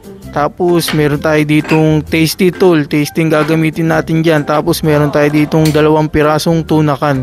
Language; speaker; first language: Filipino; native; Filipino